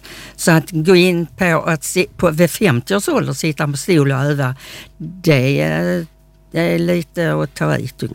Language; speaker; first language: Swedish; native; Swedish